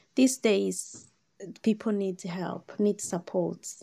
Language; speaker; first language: English; non-native, learner; Rundi